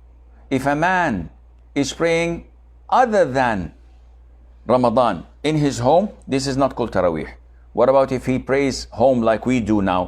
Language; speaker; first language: English; non-native, fluent; Arabic